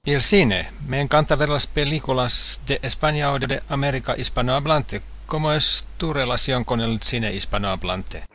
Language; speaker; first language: Spanish; non-native, fluent; Finnish